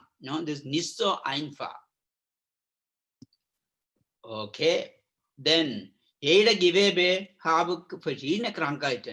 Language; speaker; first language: German; non-native, learner; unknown